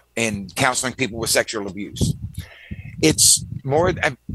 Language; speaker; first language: English; native; English